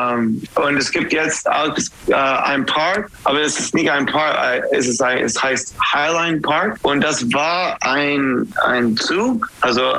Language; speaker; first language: German; non-native, learner; English